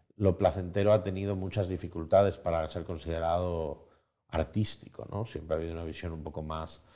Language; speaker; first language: Spanish; native; Spanish